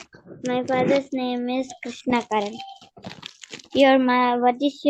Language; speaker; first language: English; non-native, learner; Tamil